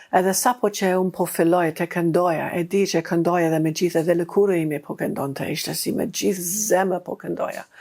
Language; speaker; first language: Albanian; non-native, fluent; English